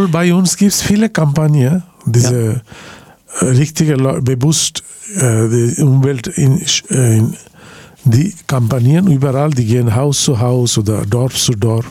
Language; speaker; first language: German; non-native, learner; Bangla